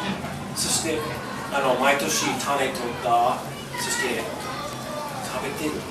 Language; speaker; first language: Japanese; non-native, learner; English